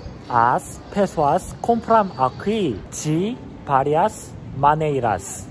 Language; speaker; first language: Portuguese; non-native, learner; Korean